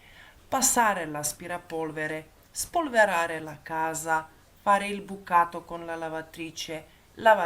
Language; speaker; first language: Italian; non-native, fluent; Macedonian